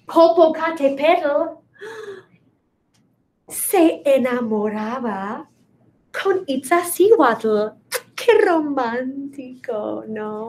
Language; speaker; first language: Spanish; non-native, fluent; English